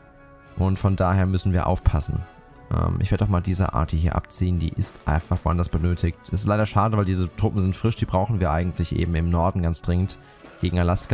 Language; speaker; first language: German; native; German